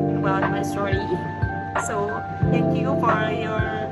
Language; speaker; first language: English; non-native, learner; Indonesian